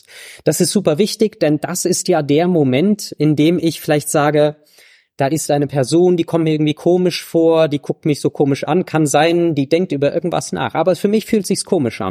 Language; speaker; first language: German; native; German